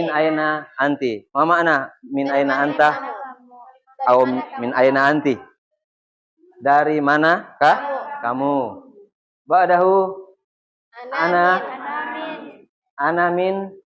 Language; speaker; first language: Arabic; non-native, fluent; Indonesian